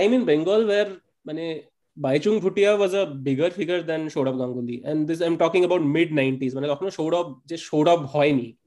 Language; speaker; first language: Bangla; native; Bangla